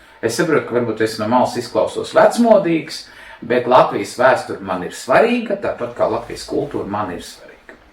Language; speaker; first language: Latvian; non-native, local second language; Russian